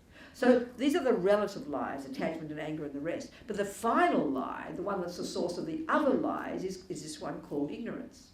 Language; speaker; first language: English; native; English